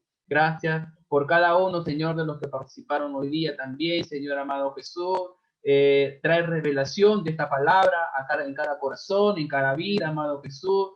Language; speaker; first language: Spanish; native; Spanish